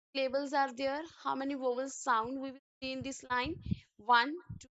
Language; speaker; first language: English; non-native, local second language; Punjabi